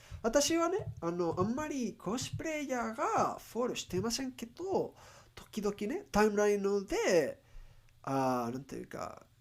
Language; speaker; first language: Japanese; non-native, learner; English